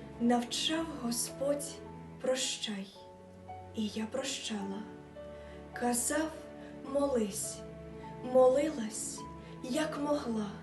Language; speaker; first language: Ukrainian; native; Ukrainian